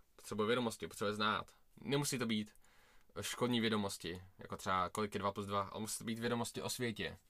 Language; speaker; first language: Czech; early bilingual, other home language; Russian